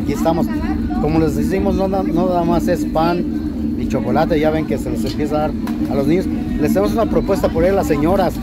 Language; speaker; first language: Spanish; native; Spanish